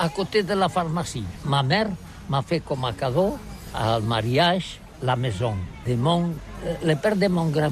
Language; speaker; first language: French; non-native, learner; Catalan